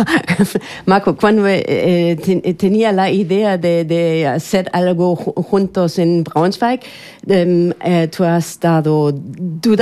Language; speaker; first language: Spanish; non-native, learner; German